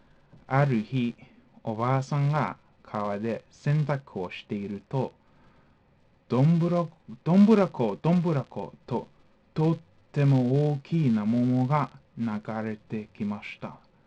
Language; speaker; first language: Japanese; non-native, fluent; English